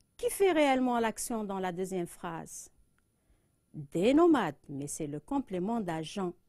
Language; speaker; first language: French; non-native, local second language; Arabic